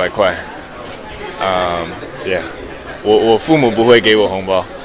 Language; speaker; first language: Chinese; early bilingual, heritage; English